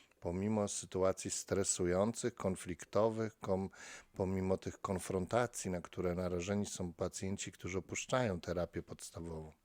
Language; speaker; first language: Polish; native; Polish